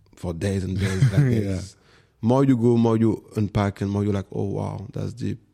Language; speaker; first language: English; non-native, fluent; French